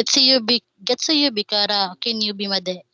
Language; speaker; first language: Japanese; non-native, learner; Filipino